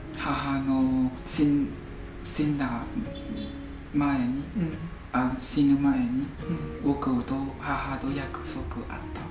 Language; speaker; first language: Japanese; non-native, learner; Vietnamese